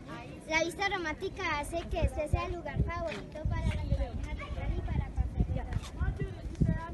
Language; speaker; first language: Spanish; native; Spanish